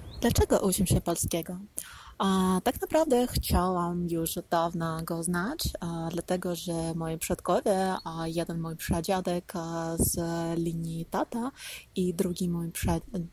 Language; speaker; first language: Polish; non-native, learner; Ukrainian